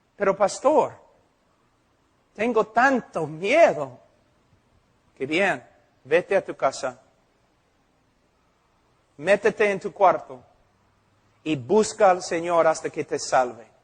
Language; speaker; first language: Spanish; non-native, fluent; English